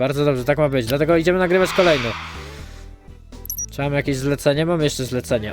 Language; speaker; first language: Polish; native; Polish